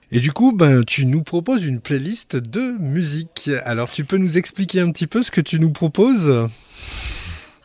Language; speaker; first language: French; native; French